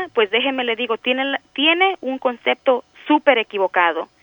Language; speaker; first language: Spanish; early bilingual, heritage; Spanish